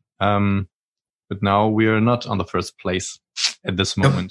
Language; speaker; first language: English; non-native, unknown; German